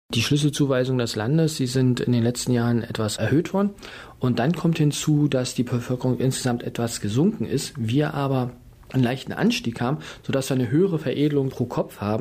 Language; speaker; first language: German; native; German